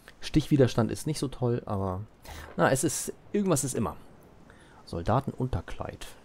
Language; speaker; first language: German; native; German